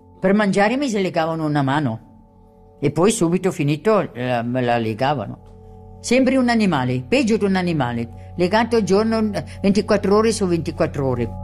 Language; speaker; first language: Italian; non-native, local second language; German